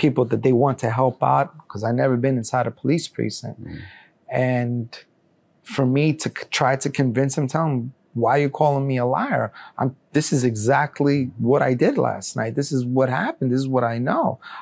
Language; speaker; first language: English; native; English